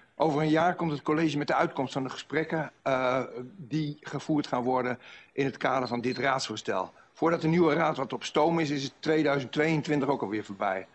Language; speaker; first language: Dutch; native; Dutch